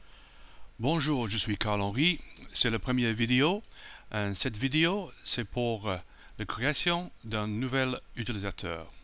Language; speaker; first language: French; non-native, learner; English